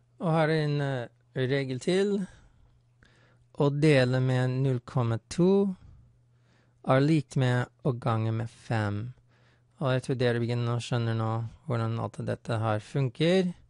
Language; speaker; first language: Norwegian; non-native, fluent; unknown